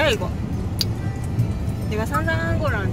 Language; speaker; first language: Korean; non-native, fluent; Japanese